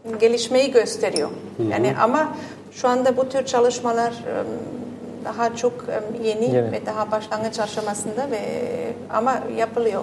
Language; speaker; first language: Turkish; non-native, fluent; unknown